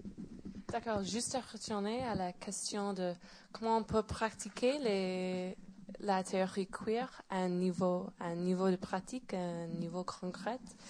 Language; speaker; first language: French; non-native, fluent; English